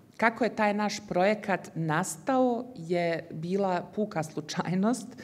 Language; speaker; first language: Bosnian; early bilingual, heritage; Bosnian